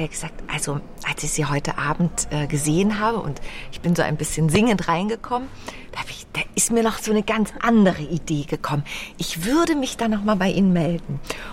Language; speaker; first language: German; native; German